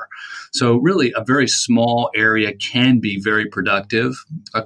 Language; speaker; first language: English; native; English